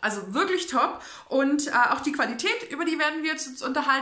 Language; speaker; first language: German; native; German